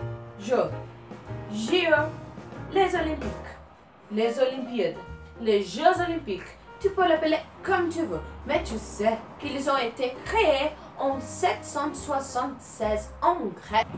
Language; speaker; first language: French; non-native, learner; Portuguese